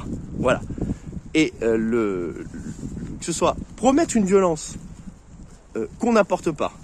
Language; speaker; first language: French; native; French